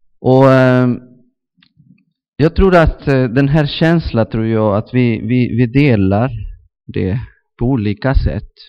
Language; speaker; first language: Swedish; non-native, fluent; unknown